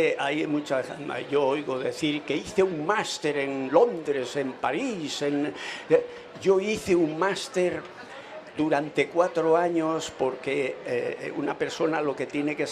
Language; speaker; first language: Spanish; native; Spanish